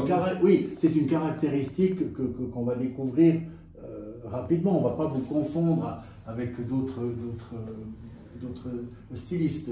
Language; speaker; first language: French; native; French